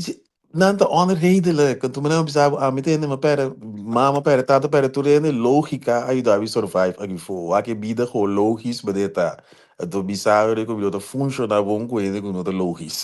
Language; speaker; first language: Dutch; non-native, local second language; Papiamento